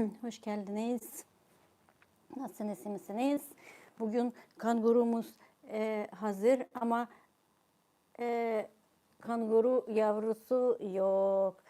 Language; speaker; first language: Turkish; non-native, fluent; Ukrainian